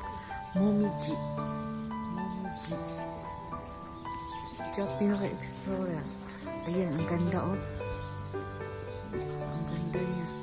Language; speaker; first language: Filipino; non-native, local second language; Cebuano